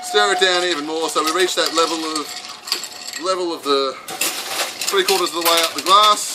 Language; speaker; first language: English; native; English